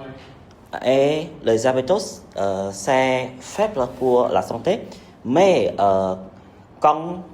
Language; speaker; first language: French; non-native, learner; Khmer